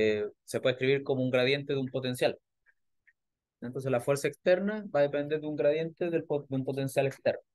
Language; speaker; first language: Spanish; native; Spanish